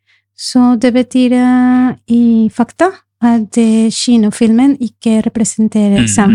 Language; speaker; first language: Norwegian; non-native, fluent; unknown